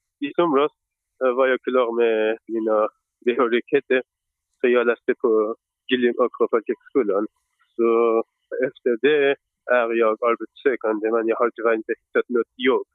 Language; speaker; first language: Swedish; non-native, fluent; Persian